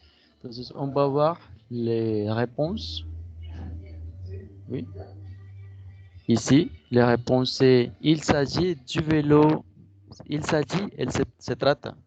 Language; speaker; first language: French; non-native, fluent; Spanish